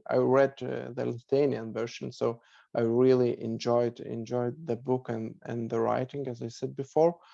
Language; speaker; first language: English; non-native, fluent; Lithuanian